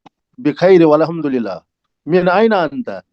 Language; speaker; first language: Arabic; non-native, learner; Kashmiri